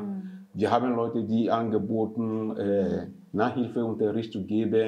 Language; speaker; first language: German; non-native, fluent; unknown